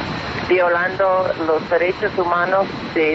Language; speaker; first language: Spanish; non-native, fluent; English